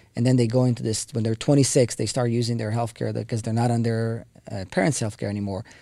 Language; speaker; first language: English; non-native, fluent; Hebrew